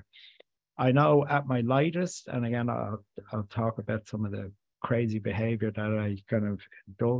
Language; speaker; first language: English; native; English